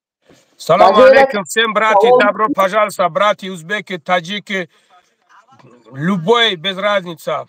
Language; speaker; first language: Russian; non-native, learner; Tajik